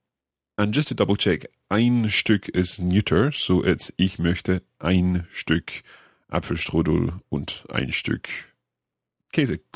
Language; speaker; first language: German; non-native, learner; English